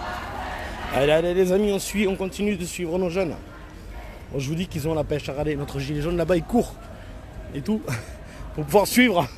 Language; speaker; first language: French; native; French